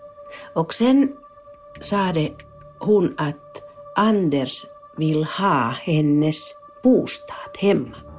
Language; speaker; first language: Swedish; non-native, learner; Finnish